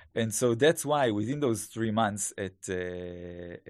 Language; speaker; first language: English; non-native, fluent; Hebrew